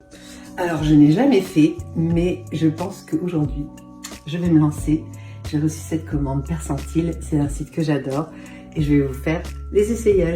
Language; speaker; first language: French; native; French